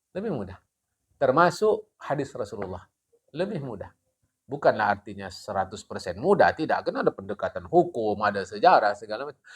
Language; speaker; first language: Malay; non-native, local second language; Indonesian